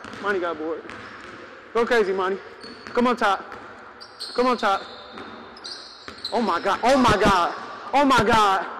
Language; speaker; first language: English; native; English